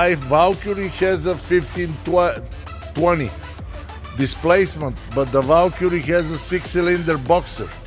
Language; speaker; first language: English; non-native, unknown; Bulgarian